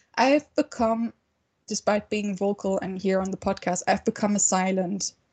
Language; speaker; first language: English; non-native, fluent; German